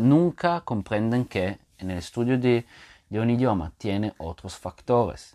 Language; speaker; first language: Spanish; non-native, fluent; Portuguese